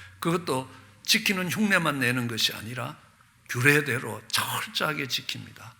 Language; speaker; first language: Korean; native; Korean